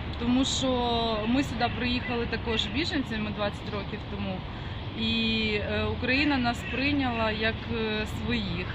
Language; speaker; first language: Ukrainian; early bilingual, other home language; Georgian